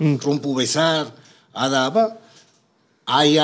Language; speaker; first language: Indonesian; non-native, fluent; Spanish